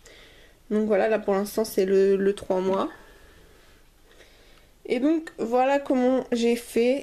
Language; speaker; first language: French; native; French